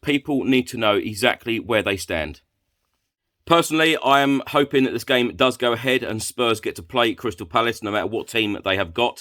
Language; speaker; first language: English; native; English